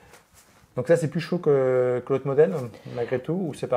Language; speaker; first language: French; native; French